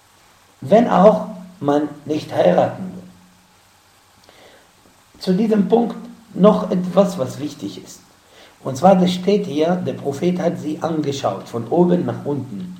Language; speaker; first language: German; non-native, fluent; Arabic